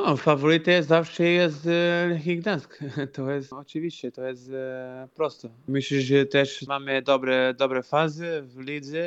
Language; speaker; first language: Polish; non-native, fluent; Portuguese